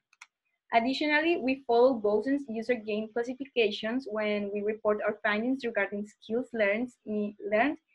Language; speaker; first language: English; non-native, fluent; Spanish